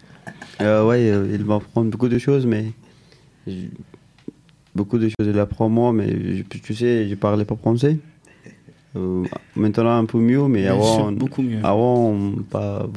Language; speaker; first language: French; non-native, learner; Pashto